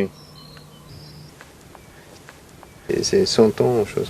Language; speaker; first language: French; non-native, learner; English